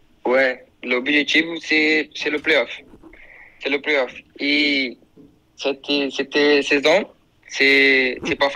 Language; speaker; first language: French; non-native, learner; Portuguese